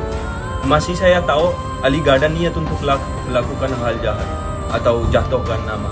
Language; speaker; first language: Indonesian; non-native, fluent; Hindi